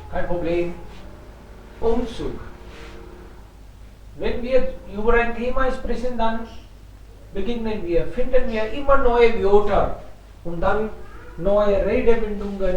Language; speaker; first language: German; non-native, fluent; Hindi